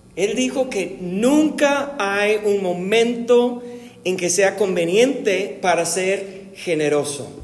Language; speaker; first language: Spanish; non-native, fluent; English